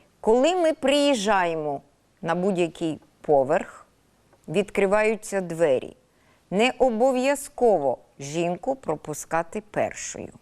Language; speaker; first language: Ukrainian; native; Ukrainian